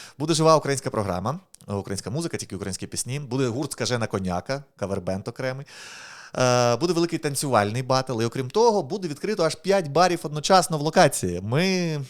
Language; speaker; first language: Ukrainian; native; Ukrainian